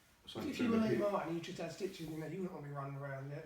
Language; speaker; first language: English; native; English